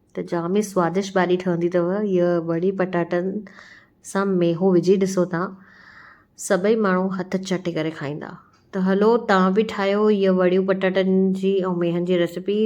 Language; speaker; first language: Sindhi; early bilingual, heritage; Sindhi